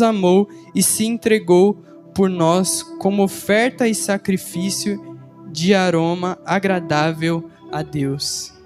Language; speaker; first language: Portuguese; native; Portuguese